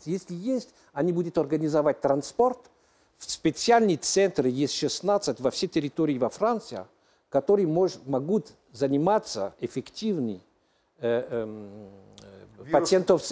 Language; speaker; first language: Russian; non-native, learner; French